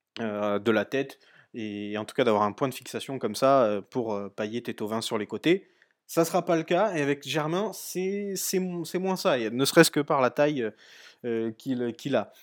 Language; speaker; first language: French; native; French